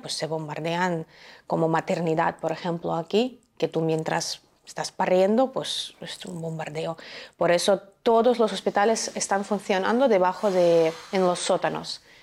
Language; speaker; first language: Spanish; non-native, fluent; Ukrainian